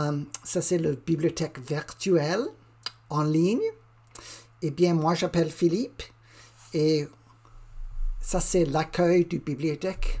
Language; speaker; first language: French; non-native, learner; English